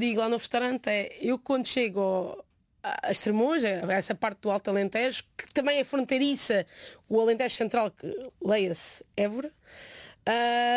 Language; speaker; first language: Portuguese; native; Portuguese